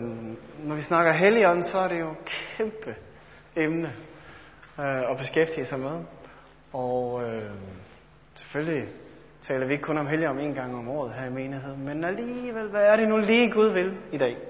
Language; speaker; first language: Danish; native; Danish